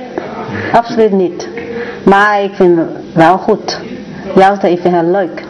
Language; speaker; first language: Dutch; non-native, learner; Chinese